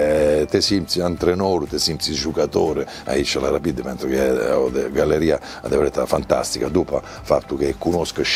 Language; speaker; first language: Romanian; non-native, learner; Italian